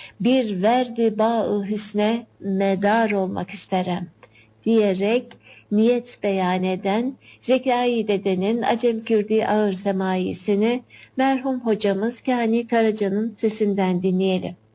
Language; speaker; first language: Turkish; native; Turkish